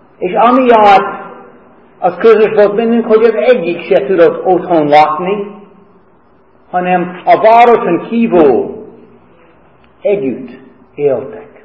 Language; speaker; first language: Hungarian; non-native, fluent; English